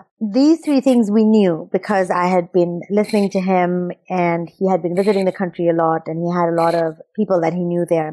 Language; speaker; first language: English; non-native, local second language; Urdu